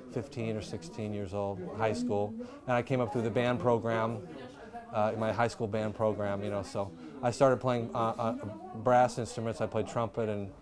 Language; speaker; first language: English; native; English